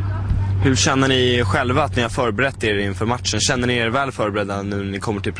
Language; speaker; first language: Swedish; native; Swedish